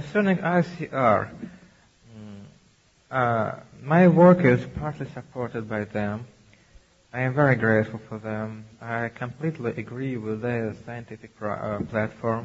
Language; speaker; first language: English; non-native, learner; Russian